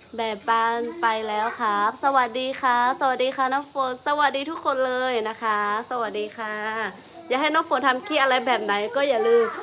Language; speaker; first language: Thai; non-native, local second language; Lahu